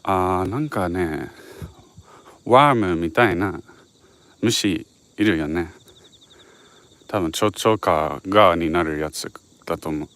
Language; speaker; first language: Japanese; non-native, fluent; English